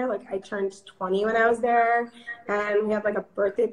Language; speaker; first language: English; early bilingual, other home language; Amharic